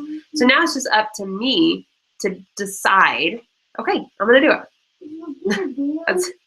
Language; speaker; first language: English; native; English